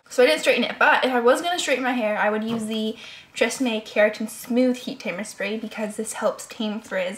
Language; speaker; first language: English; native; English